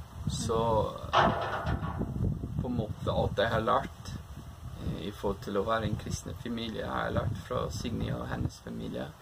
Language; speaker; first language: Norwegian; non-native, fluent; English